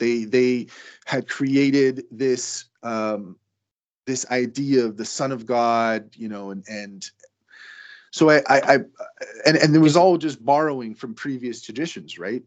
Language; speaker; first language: English; native; English